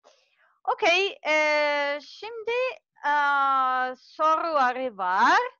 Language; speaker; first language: Turkish; non-native, learner; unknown